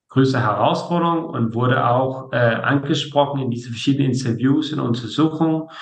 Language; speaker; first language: German; non-native, fluent; Danish